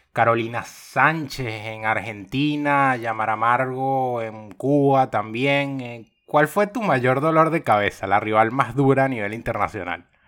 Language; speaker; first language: Spanish; native; Spanish